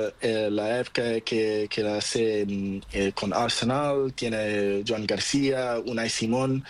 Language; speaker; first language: Spanish; non-native, learner; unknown